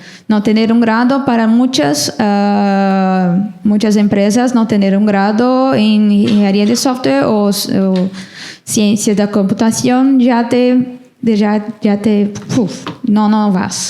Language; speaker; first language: Spanish; non-native, learner; Portuguese